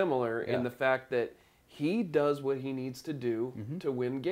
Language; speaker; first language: English; native; English